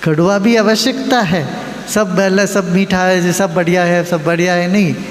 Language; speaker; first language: Hindi; non-native, local second language; Malayalam